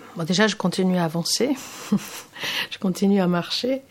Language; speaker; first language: French; non-native, fluent; Greek